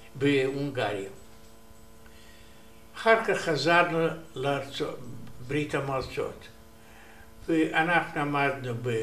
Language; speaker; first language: Hebrew; non-native, learner; Romanian